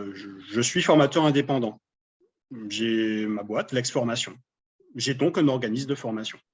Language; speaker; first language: French; native; French